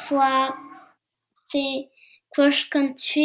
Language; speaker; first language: French; early bilingual, heritage; French